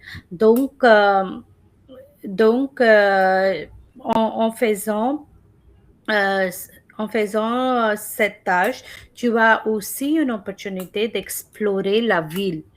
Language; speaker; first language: French; non-native, fluent; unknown